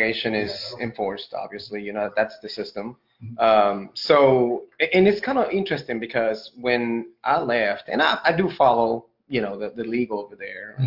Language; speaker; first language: English; non-native, fluent; Spanish